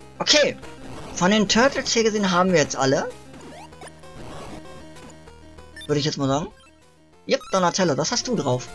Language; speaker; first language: German; native; German